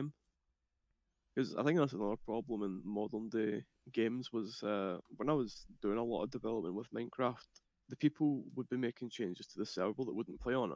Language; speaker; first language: English; native; English